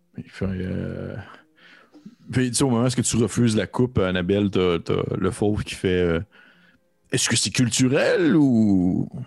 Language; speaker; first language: French; native; French